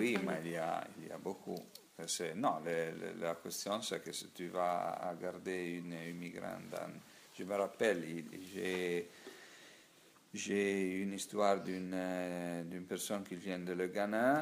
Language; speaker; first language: French; non-native, learner; Italian